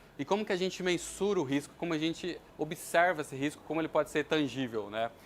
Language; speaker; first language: Portuguese; native; Portuguese